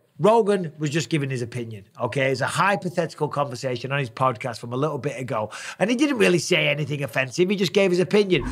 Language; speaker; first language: English; native; English